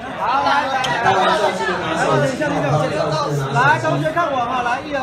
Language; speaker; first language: Chinese; native; Chinese